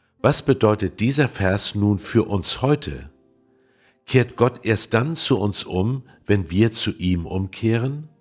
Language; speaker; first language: German; native; German